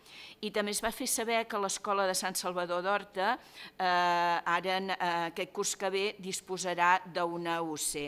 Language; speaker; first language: Catalan; native; Catalan